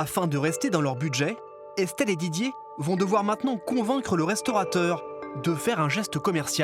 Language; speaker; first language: French; native; French